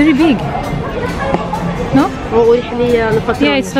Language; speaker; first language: English; non-native, learner; French